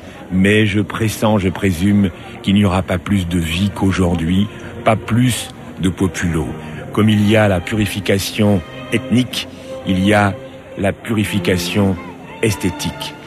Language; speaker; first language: French; native; French